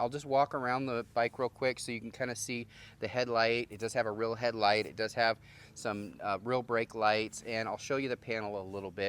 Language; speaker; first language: English; native; English